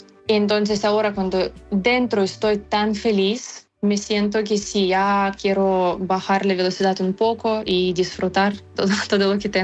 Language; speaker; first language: Spanish; non-native, fluent; Ukrainian